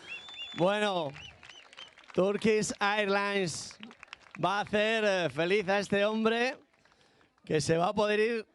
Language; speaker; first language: Spanish; native; Spanish